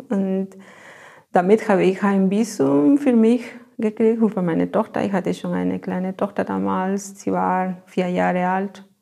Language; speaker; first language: German; non-native, fluent; Spanish